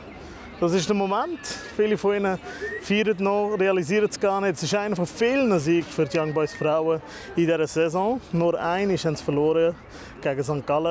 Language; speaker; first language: German; native; German